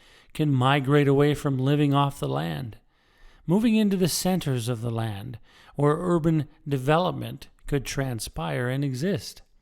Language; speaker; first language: English; native; English